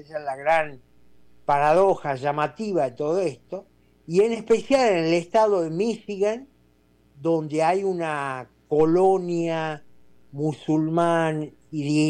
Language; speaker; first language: Spanish; native; Spanish